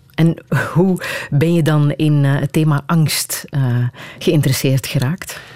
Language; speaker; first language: Dutch; native; Dutch